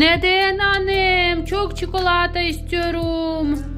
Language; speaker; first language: Turkish; non-native, learner; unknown